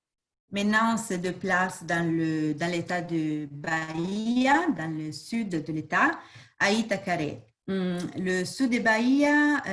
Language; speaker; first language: French; non-native, fluent; Portuguese